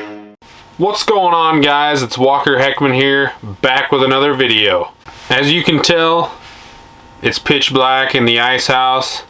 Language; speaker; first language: English; native; English